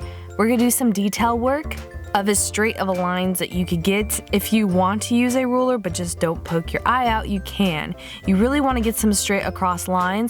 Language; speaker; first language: English; native; English